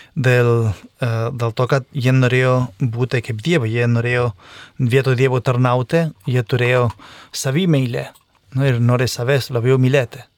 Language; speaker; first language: Lithuanian; non-native, fluent; Spanish